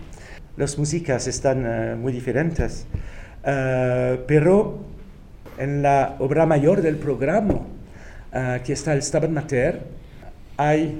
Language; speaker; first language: Spanish; non-native, fluent; French